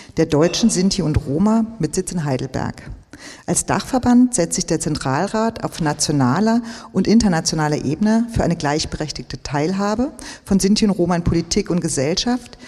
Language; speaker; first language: German; native; German